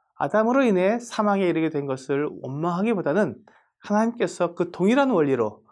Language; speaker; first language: Korean; native; Korean